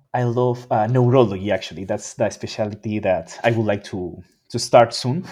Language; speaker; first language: English; non-native, fluent; Spanish